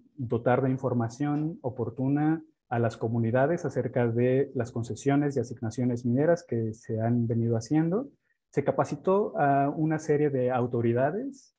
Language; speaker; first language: Spanish; native; Spanish